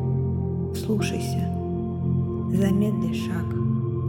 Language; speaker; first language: Russian; native; Russian